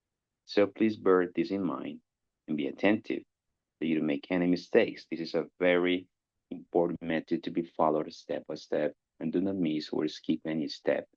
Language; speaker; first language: English; non-native, fluent; Spanish